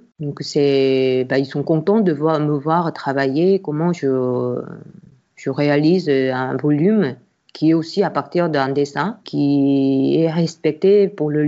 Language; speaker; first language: French; non-native, fluent; Korean